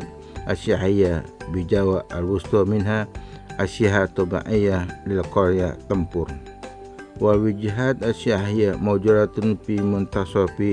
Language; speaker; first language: Arabic; non-native, fluent; Indonesian